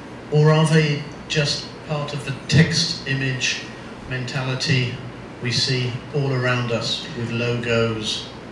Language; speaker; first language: English; native; English